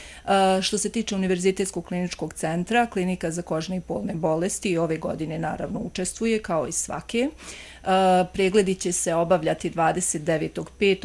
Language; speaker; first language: Croatian; native; Croatian